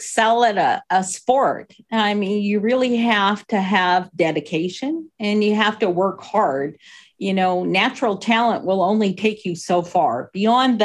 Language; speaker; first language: English; native; English